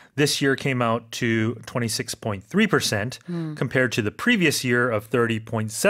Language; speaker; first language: English; native; English